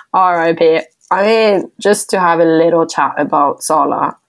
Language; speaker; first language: English; non-native, fluent; Norwegian